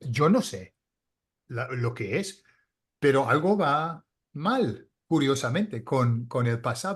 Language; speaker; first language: Spanish; non-native, fluent; English